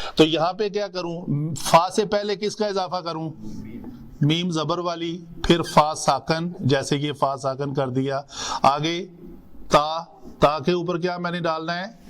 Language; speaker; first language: Urdu; non-native, local second language; Punjabi